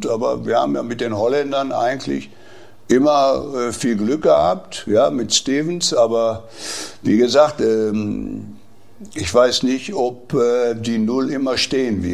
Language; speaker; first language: German; native; German